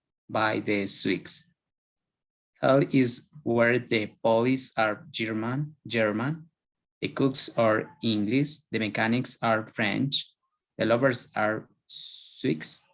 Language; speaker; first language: English; non-native, learner; Spanish